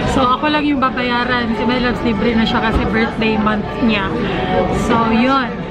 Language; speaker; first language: Filipino; non-native, local second language; Cebuano